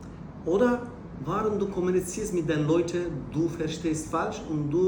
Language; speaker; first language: German; non-native, learner; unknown